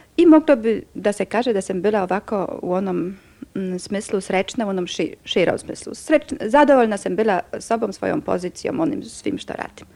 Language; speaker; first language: Serbian; non-native, fluent; Polish